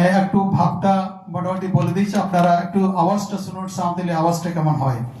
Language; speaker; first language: Bangla; non-native, local second language; Santali